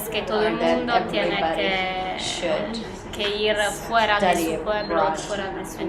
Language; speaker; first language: Spanish; non-native, fluent; Italian